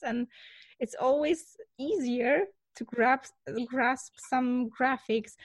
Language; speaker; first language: English; non-native, fluent; Polish